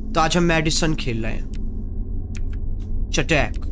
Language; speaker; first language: Hindi; native; Hindi